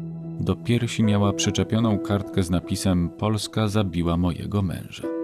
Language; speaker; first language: Polish; native; Polish